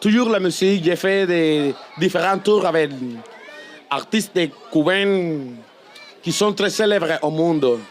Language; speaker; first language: French; non-native, learner; Spanish